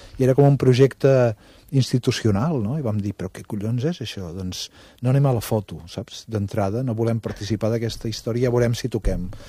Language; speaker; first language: Catalan; native; Catalan